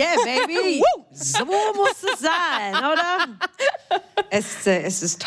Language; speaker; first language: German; non-native, fluent; Hebrew